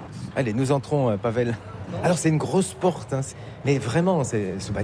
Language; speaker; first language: French; native; French